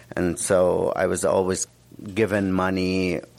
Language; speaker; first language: English; non-native, fluent; Arabic